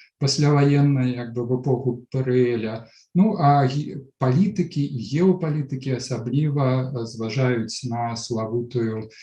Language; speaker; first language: Belarusian; non-native, local second language; Russian